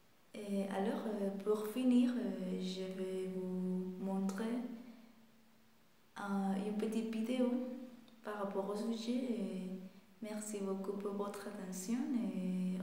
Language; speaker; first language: French; non-native, fluent; Spanish